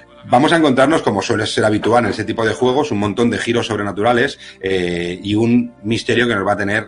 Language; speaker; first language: Spanish; native; Spanish